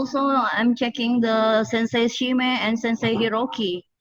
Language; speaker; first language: English; non-native, fluent; Indonesian